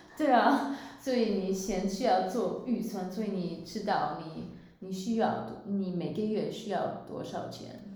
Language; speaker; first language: Chinese; non-native, fluent; Swiss German